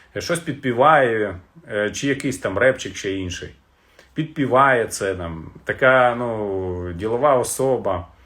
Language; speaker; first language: Ukrainian; non-native, local second language; Russian